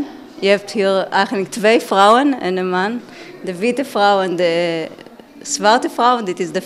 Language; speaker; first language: Dutch; non-native, fluent; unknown